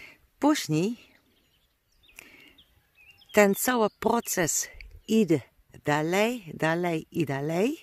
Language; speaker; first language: Polish; non-native, learner; Dutch